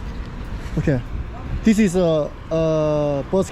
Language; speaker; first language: English; non-native, learner; Korean